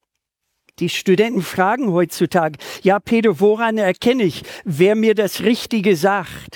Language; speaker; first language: German; non-native, fluent; English